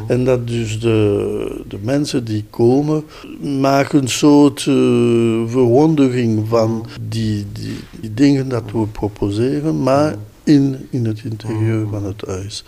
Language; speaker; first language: Dutch; non-native, local second language; French